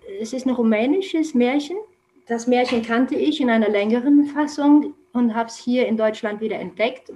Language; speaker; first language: German; non-native, fluent; Romanian